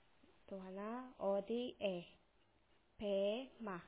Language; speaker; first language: Korean; non-native, local second language; Burmese